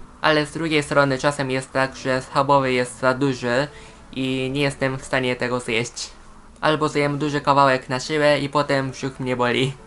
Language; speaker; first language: Polish; non-native, fluent; Japanese